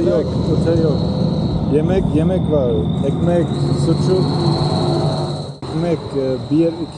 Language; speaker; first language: Turkish; non-native, learner; German